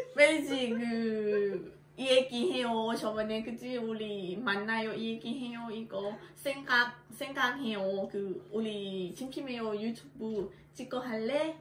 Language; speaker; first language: Korean; non-native, learner; Thai